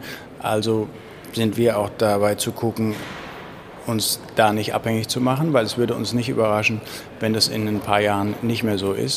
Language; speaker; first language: German; native; German